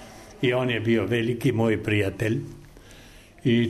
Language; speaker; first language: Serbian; non-native, local second language; Albanian